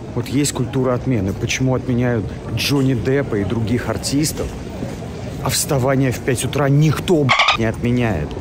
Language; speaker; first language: Russian; native; Russian